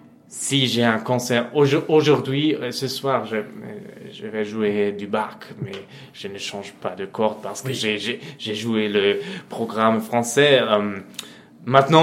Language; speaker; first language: French; non-native, fluent; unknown